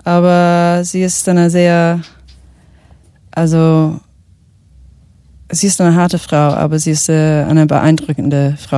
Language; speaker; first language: German; non-native, fluent; English